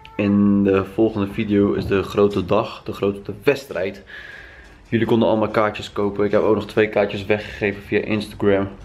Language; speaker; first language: Dutch; early bilingual, other home language; Turkish